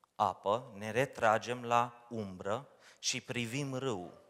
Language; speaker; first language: Romanian; early bilingual, heritage; Romanian